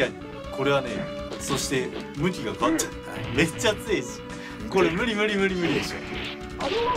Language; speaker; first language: Japanese; native; Japanese